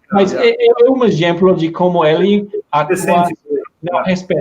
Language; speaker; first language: Portuguese; non-native, learner; Spanish